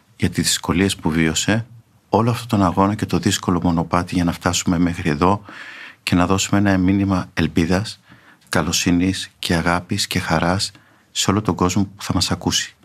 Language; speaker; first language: Greek; native; Greek